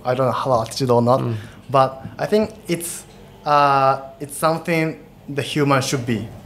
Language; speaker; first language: English; non-native, fluent; Japanese